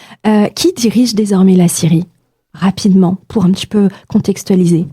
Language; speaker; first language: French; native; French